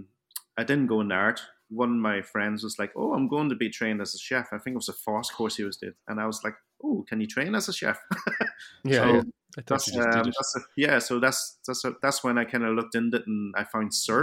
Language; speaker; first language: English; early bilingual, other home language; Cantonese